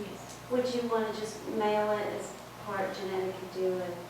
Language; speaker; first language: English; native; English